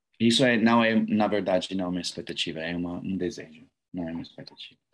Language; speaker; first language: Portuguese; non-native, learner; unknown